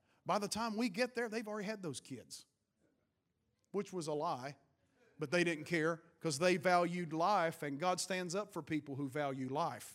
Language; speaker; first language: English; native; English